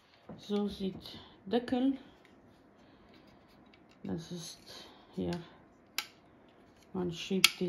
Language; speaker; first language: German; non-native, learner; Bosnian